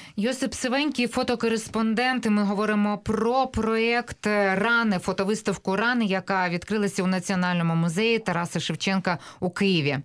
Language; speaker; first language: Ukrainian; native; Ukrainian